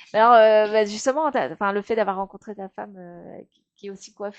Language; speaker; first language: French; native; French